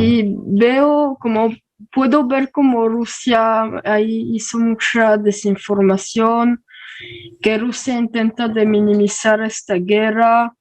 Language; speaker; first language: Spanish; early bilingual, heritage; Spanish